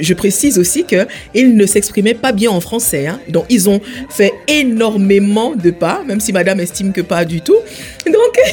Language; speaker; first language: French; native; French